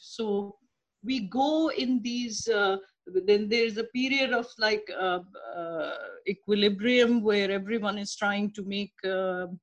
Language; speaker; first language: English; non-native, local second language; Urdu